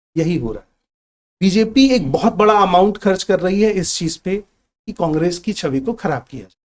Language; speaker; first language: Hindi; native; Hindi